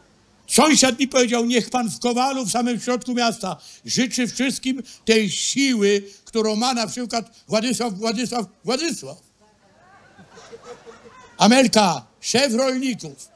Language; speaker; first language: Polish; native; Polish